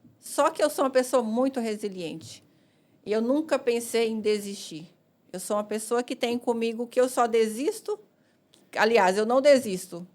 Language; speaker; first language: Portuguese; native; Portuguese